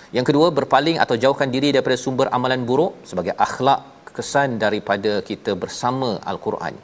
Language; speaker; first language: Malay; native; Malay